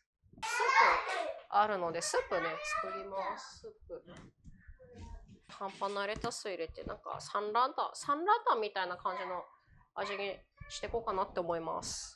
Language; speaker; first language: Japanese; native; Japanese